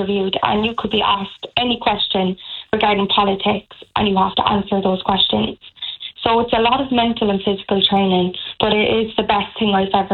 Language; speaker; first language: English; native; English